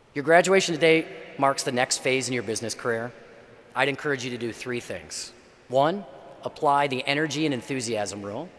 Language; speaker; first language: English; native; English